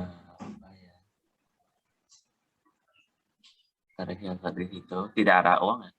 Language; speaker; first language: Indonesian; non-native, learner; Khmer